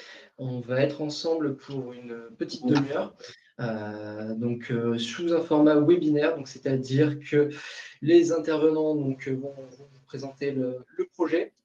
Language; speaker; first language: French; native; French